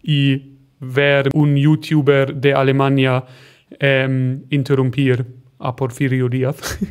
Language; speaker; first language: Spanish; non-native, fluent; German